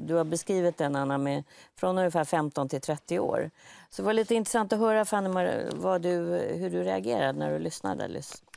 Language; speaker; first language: Swedish; native; Swedish